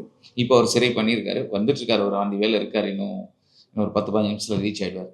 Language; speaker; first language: Tamil; native; Tamil